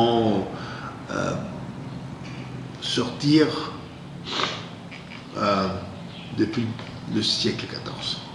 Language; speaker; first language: French; non-native, fluent; English